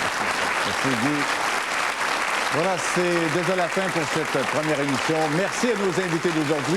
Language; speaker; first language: French; native; French